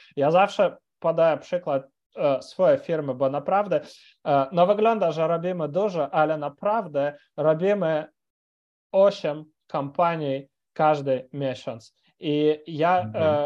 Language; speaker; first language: Polish; non-native, fluent; Ukrainian